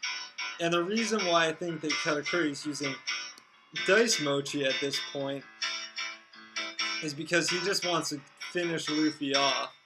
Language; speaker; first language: English; native; English